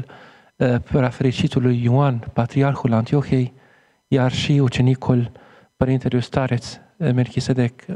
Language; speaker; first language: Romanian; non-native, fluent; Arabic